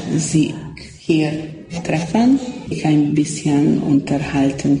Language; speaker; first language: German; non-native, local second language; Hungarian